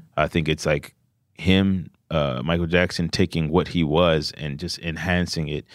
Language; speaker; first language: English; native; English